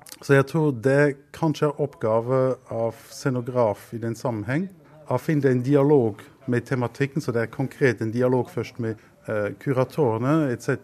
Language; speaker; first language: Norwegian; non-native, fluent; German